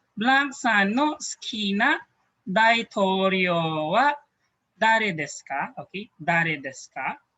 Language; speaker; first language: Japanese; non-native, learner; Filipino